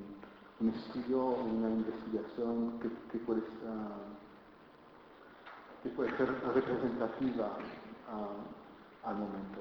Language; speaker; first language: Spanish; non-native, fluent; French